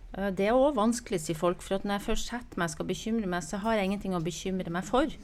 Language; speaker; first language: Norwegian; non-native, fluent; English